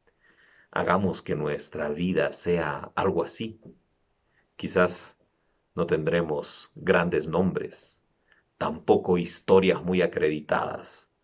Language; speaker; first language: Spanish; native; Spanish